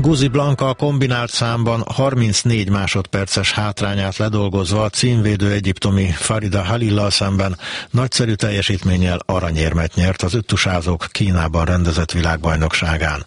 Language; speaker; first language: Hungarian; native; Hungarian